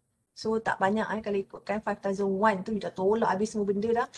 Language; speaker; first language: English; non-native, local second language; Malay